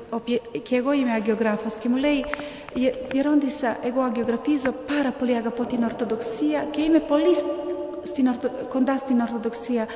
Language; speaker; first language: Greek; non-native, fluent; Serbian